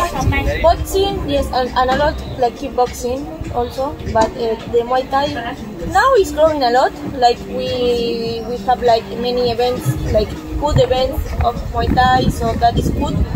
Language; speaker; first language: English; non-native, learner; Spanish